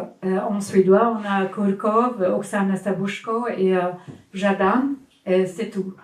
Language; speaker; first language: French; non-native, fluent; Swedish